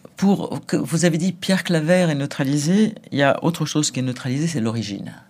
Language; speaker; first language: French; native; French